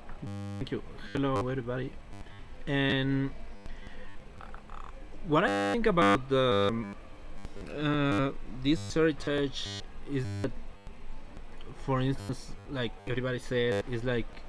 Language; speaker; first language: English; non-native, learner; Spanish